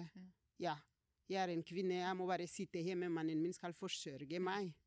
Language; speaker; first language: Norwegian; non-native, fluent; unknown